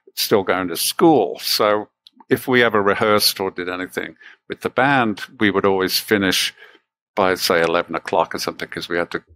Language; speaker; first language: English; native; English